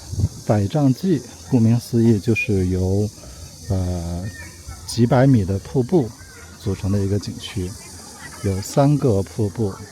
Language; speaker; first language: Chinese; native; Chinese